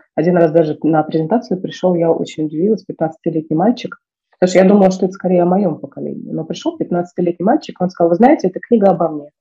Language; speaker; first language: Russian; native; Russian